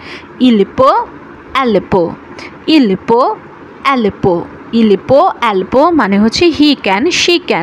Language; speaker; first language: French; non-native, learner; Bangla